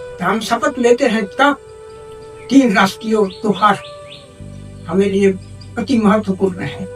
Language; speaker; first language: Hindi; non-native, local second language; Bangla